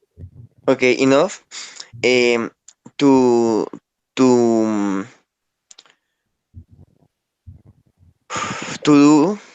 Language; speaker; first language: English; non-native, learner; Spanish